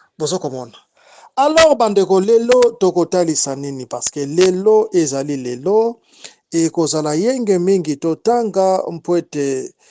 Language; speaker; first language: Lingala; non-native, local second language; Kongo